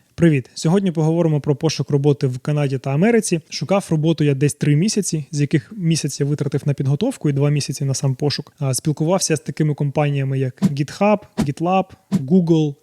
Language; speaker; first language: Ukrainian; non-native, local second language; Russian